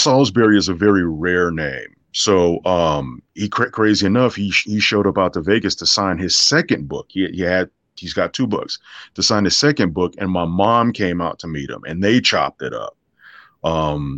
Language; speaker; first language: English; native; English